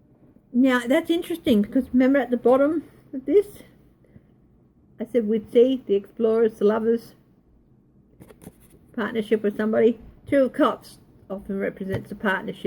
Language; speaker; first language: English; native; English